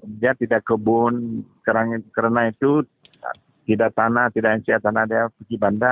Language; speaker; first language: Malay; non-native, local second language; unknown